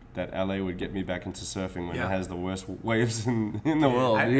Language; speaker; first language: English; native; English